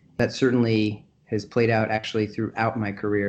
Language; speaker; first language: English; native; English